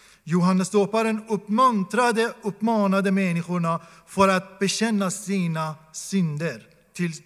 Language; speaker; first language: Swedish; non-native, fluent; Persian